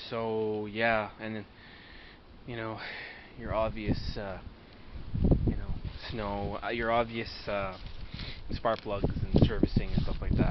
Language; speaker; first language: English; native; English